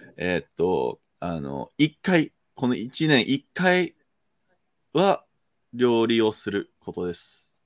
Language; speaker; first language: Japanese; non-native, fluent; English